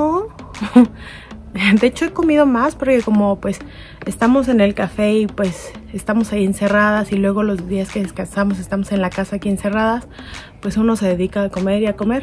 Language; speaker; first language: Spanish; native; Spanish